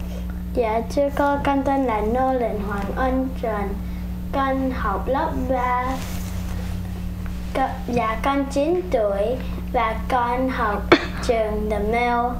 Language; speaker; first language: Vietnamese; early bilingual, heritage; Vietnamese